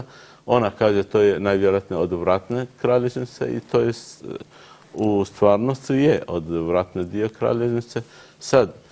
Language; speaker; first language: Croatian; non-native, learner; Arabic